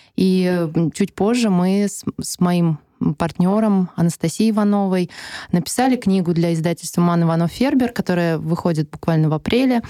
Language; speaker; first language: Russian; native; Russian